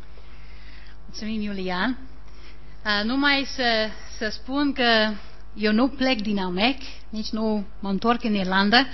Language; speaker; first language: Romanian; non-native, learner; English